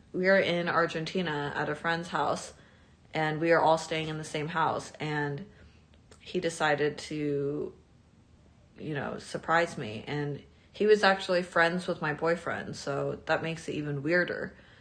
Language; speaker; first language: English; early bilingual, other home language; Chinese